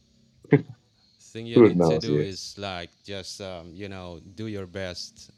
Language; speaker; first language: English; non-native, fluent; Indonesian